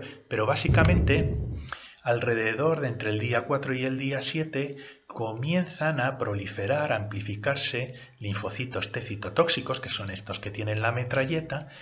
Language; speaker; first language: Spanish; native; Spanish